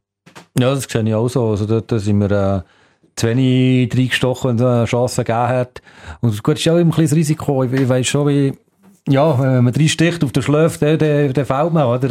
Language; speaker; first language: German; native; German